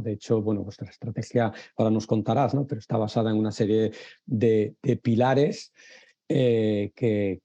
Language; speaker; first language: Spanish; native; Spanish